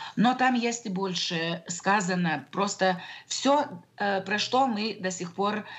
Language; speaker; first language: Russian; non-native, local second language; Lithuanian